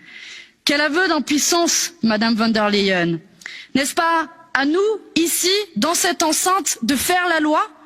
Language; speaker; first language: French; native; French